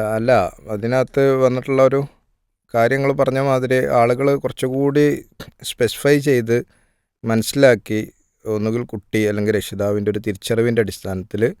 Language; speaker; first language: Malayalam; native; Malayalam